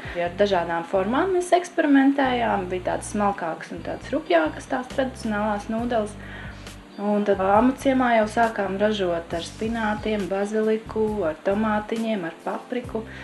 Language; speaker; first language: Latvian; native; Latvian